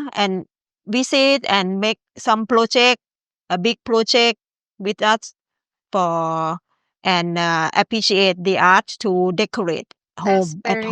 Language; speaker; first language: English; non-native, learner; Thai